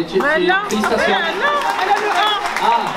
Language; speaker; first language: French; native; French